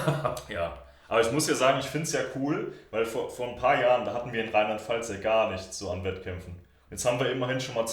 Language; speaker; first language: German; native; German